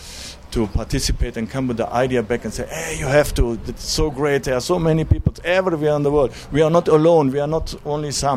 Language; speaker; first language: English; non-native, learner; German